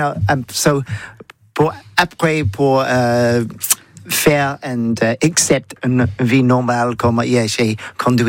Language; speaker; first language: French; non-native, learner; English